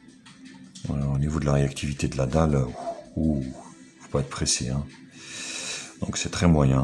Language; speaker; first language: French; native; French